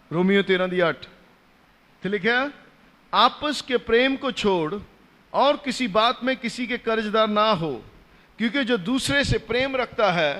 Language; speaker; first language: Hindi; non-native, local second language; Punjabi